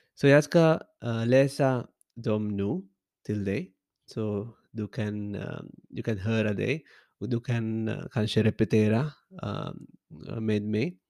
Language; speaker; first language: Swedish; non-native, learner; English